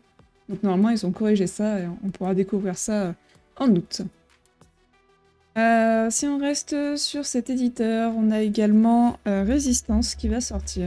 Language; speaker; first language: French; native; French